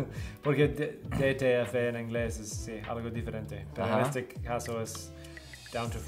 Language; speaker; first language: Spanish; non-native, learner; English